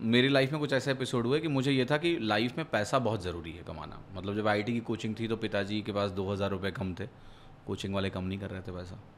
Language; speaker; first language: Hindi; native; Hindi